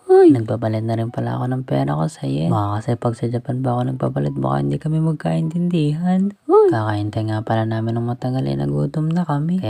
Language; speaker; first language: Filipino; native; Filipino